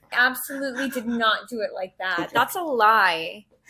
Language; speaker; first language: English; native; English